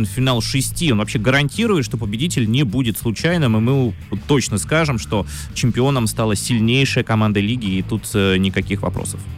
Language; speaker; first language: Russian; native; Russian